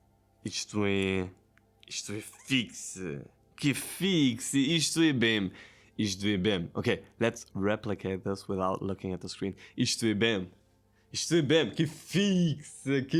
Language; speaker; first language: Portuguese; non-native, learner; German